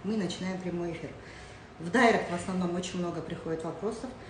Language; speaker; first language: Russian; non-native, local second language; Kazakh